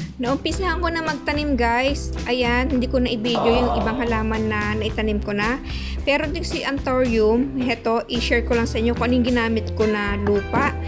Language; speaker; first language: Filipino; non-native, local second language; Iloko